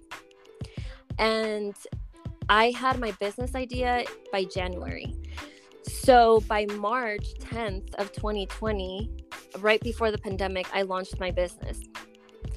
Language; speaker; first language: English; native; English